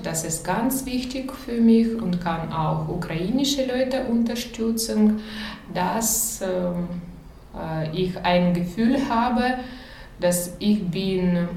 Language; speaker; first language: German; non-native, learner; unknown